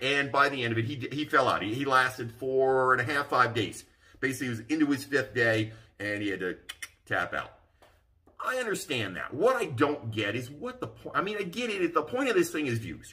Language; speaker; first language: English; native; English